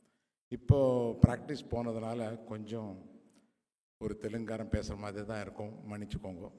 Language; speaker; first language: Tamil; non-native, local second language; Telugu